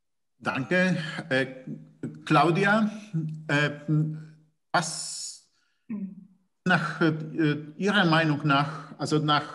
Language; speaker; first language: German; non-native, fluent; Polish